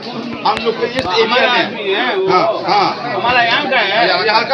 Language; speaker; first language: Hindi; non-native, local second language; Bangla